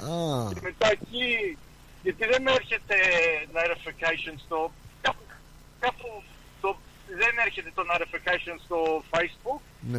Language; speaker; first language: Greek; early bilingual, heritage; Greek